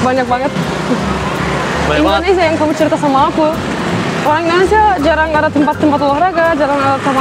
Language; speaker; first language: Indonesian; non-native, fluent; Turkish